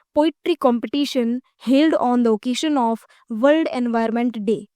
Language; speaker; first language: English; non-native, local second language; Gujarati